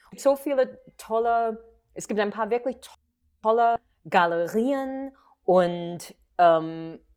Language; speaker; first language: German; non-native, fluent; English